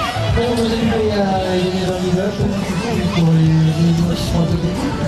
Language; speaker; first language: French; native; French